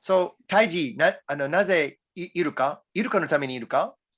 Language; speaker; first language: Japanese; non-native, learner; English